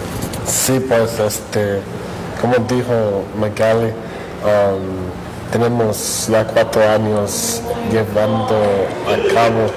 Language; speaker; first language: Spanish; non-native, fluent; English